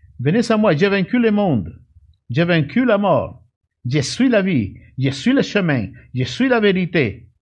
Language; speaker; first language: French; non-native, fluent; Spanish